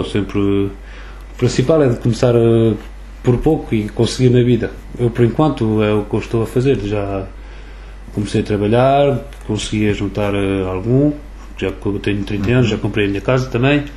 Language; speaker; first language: Portuguese; early bilingual, other home language; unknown